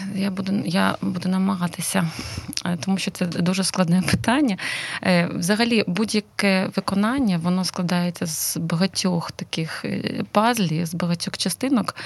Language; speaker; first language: Ukrainian; non-native, local second language; Russian